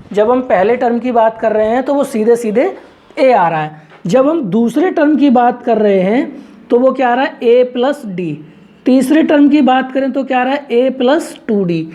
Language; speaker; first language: Hindi; native; Hindi